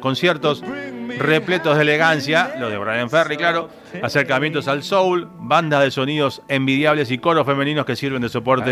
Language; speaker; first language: Spanish; native; Spanish